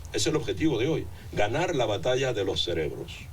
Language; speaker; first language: Spanish; native; Spanish